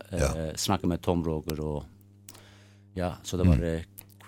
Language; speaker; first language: Norwegian; non-native, fluent; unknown